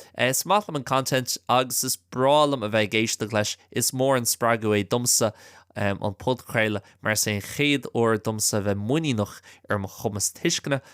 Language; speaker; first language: Irish; non-native, local second language; English